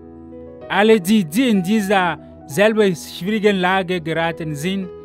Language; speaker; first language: German; non-native, fluent; Ewe